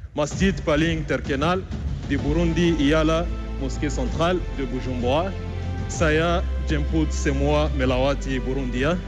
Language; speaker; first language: Malay; non-native, fluent; Rundi